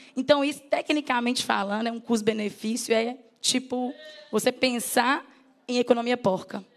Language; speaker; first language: Portuguese; native; Portuguese